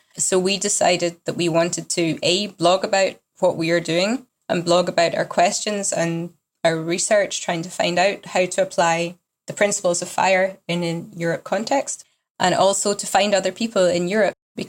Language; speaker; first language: English; native; English